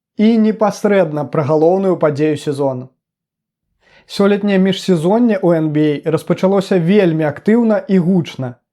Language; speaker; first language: Belarusian; native; Belarusian